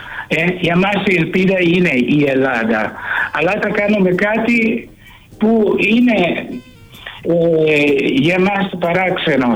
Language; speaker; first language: Greek; non-native, fluent; Italian